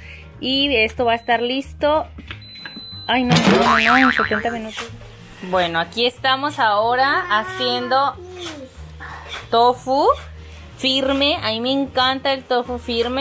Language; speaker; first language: Spanish; native; Spanish